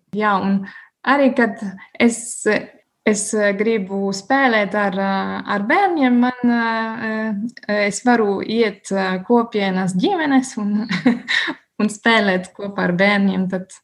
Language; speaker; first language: Latvian; non-native, learner; German